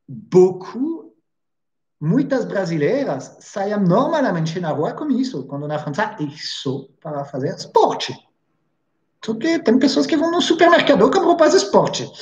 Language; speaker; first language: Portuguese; non-native, fluent; French